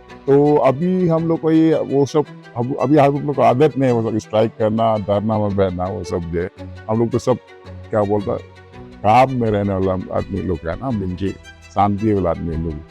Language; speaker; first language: Hindi; non-native, local second language; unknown